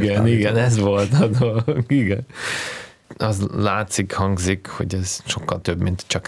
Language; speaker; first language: Hungarian; non-native, fluent; Russian